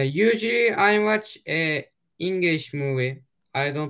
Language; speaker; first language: English; non-native, learner; Turkish